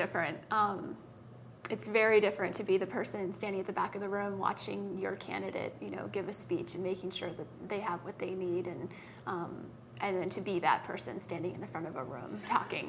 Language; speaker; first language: English; native; English